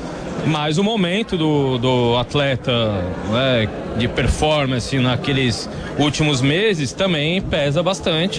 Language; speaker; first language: Portuguese; native; Portuguese